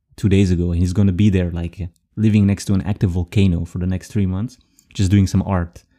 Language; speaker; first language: English; non-native, fluent; Dutch